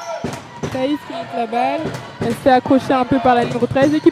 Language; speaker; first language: French; native; French